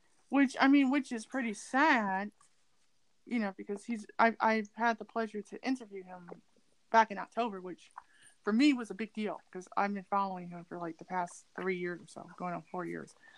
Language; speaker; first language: English; native; English